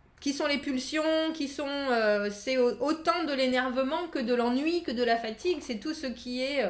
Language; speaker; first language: French; native; French